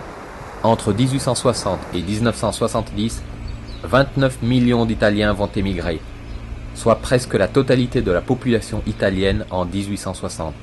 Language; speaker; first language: French; native; French